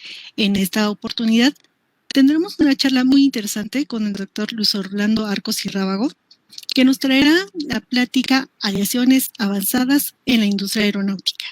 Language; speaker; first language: Spanish; native; Spanish